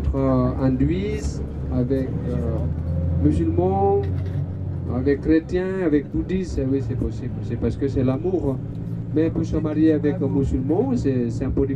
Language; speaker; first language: French; non-native, learner; Balinese